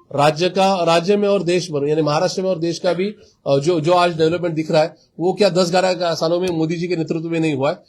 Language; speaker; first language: Hindi; non-native, local second language; Marathi